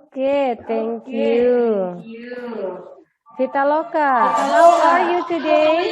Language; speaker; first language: English; non-native, learner; Indonesian